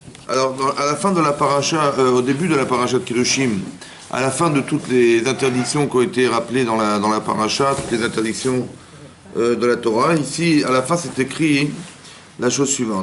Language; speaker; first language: French; native; French